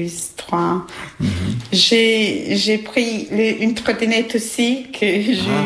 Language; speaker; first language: French; non-native, learner; Albanian